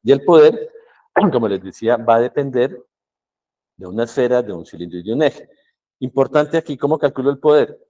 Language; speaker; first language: Spanish; native; Spanish